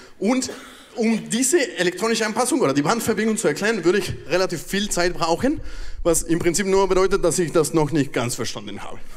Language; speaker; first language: German; non-native, fluent; Spanish